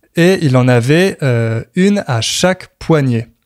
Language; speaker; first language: French; native; French